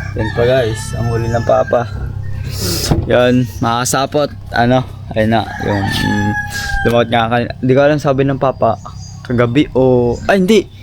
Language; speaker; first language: Filipino; native; Filipino